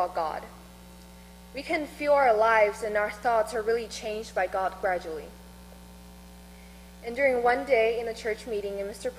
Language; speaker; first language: English; non-native, fluent; Chinese